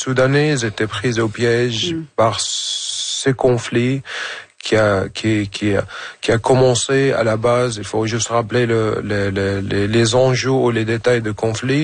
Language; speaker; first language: French; non-native, fluent; Arabic